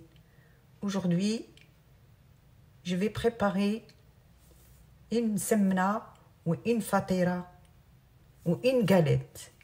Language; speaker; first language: French; non-native, local second language; Arabic